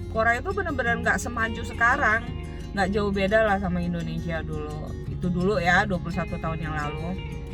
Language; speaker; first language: Indonesian; native; Indonesian